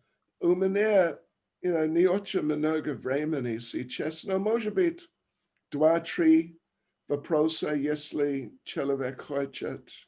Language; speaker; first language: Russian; non-native, learner; English